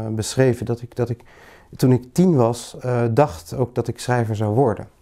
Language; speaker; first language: Dutch; early bilingual, other home language; Greek